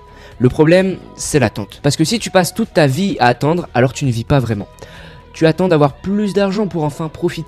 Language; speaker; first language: French; native; French